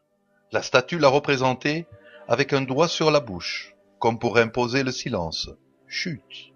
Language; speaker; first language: French; native; French